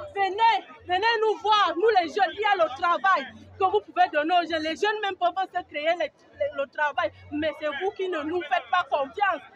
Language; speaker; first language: French; native; French